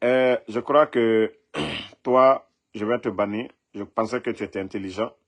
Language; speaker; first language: French; non-native, local second language; Mandingo